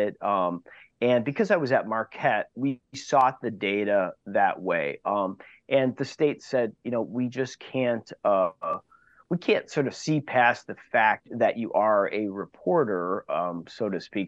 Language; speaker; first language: English; native; English